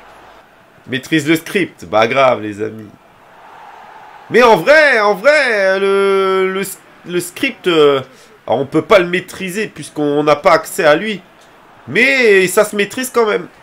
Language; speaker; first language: French; native; French